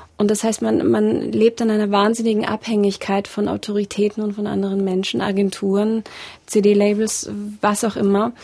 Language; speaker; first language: German; early bilingual, other home language; Russian